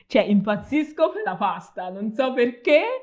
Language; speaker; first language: Italian; non-native, fluent; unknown